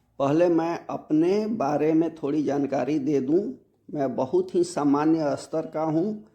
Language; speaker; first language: Hindi; native; Hindi